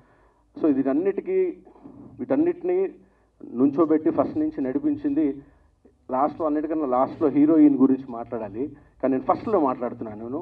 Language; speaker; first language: Telugu; native; Telugu